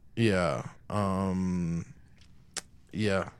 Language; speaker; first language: English; native; English